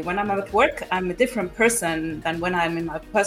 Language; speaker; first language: English; non-native, local second language; German